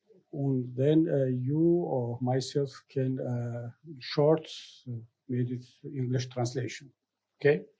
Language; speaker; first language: English; non-native, learner; Tajik